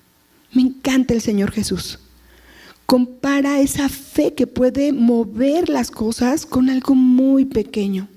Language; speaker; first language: Spanish; native; Spanish